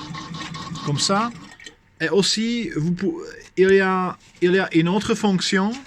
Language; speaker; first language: French; non-native, fluent; Czech